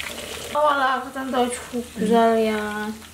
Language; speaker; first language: Turkish; non-native, learner; Indonesian